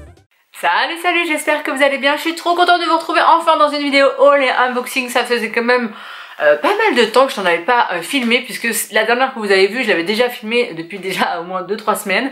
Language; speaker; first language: French; native; French